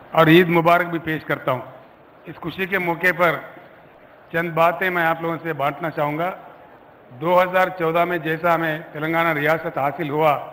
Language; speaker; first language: Hindi; non-native, local second language; Telugu